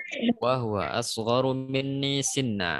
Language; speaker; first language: Arabic; non-native, fluent; Indonesian